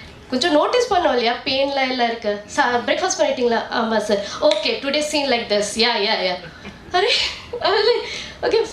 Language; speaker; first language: Tamil; non-native, learner; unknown